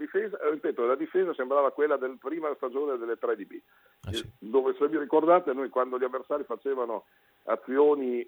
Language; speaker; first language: Italian; native; Italian